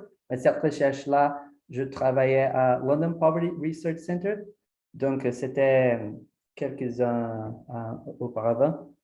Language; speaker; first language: French; non-native, fluent; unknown